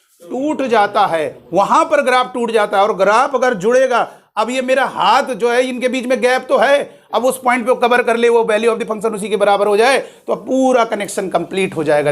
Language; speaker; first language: Hindi; native; Hindi